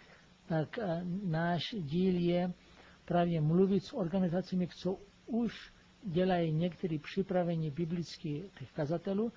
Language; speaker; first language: Czech; non-native, fluent; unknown